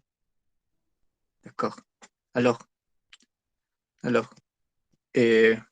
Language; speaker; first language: French; non-native, learner; Spanish